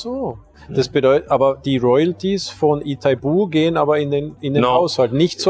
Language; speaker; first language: German; native; German